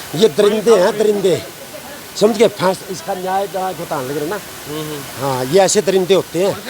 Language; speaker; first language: Hindi; native; Hindi